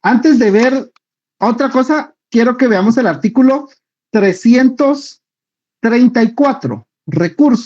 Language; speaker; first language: Spanish; native; Spanish